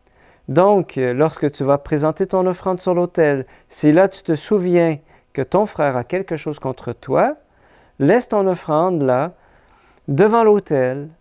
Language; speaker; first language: French; native; French